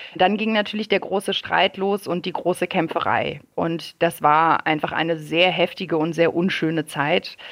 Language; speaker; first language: German; early bilingual, other home language; French